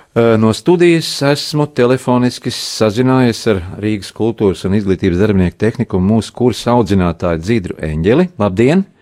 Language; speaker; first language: Latvian; native; Latvian